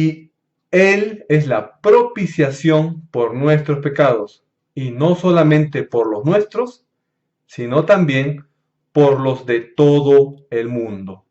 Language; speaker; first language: Spanish; native; Spanish